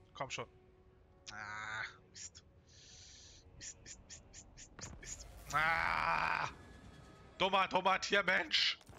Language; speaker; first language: German; native; German